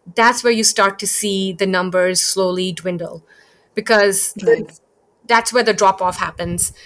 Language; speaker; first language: English; early bilingual, other home language; Thai